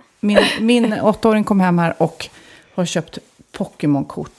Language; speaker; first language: Swedish; native; Swedish